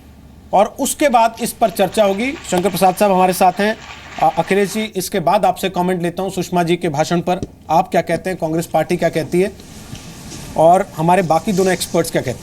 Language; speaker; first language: Hindi; native; Hindi